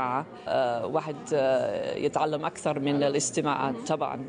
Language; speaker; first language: Arabic; non-native, fluent; English